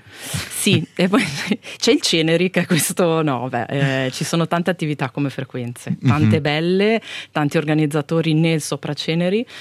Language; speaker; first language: Italian; native; Italian